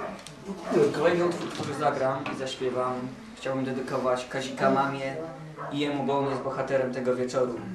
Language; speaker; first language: Polish; native; Polish